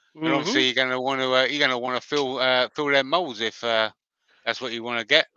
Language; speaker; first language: English; native; English